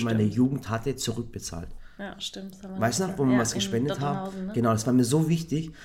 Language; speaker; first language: German; native; German